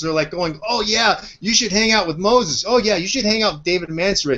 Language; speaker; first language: English; native; English